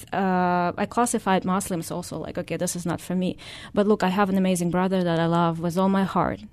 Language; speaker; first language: English; non-native, fluent; Russian